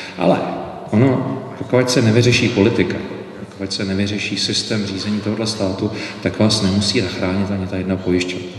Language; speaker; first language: Czech; native; Czech